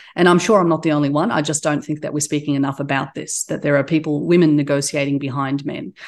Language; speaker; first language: English; native; English